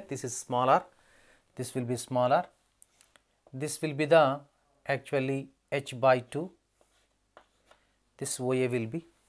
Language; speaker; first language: English; non-native, local second language; Telugu